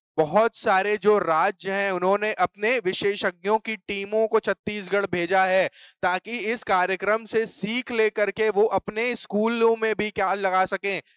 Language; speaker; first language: Hindi; native; Hindi